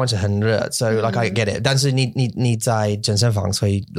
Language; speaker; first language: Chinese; non-native, learner; English